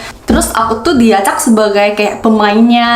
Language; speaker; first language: Indonesian; non-native, fluent; Korean